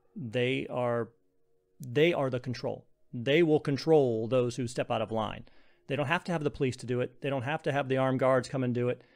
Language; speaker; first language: English; native; English